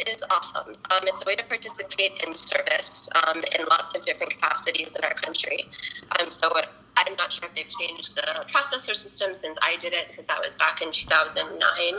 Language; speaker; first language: English; native; English